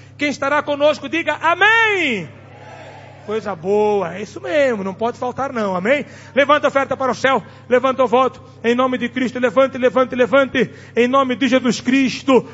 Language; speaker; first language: Portuguese; non-native, local second language; Tsonga